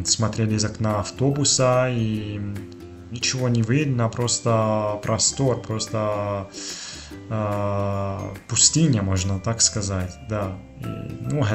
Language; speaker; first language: Russian; non-native, fluent; Italian